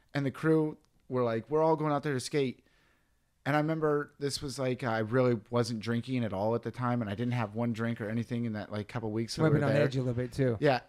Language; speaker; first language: English; native; English